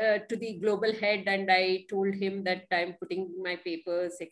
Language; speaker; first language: English; non-native, local second language; Kannada